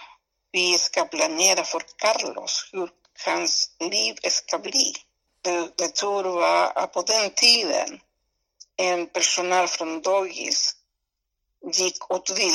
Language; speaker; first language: Swedish; non-native, fluent; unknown